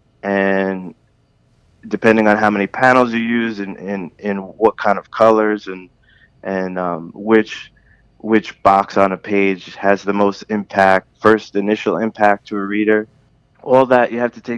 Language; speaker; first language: English; native; English